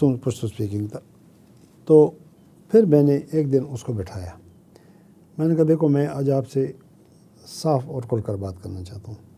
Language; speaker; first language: Urdu; non-native, local second language; Pashto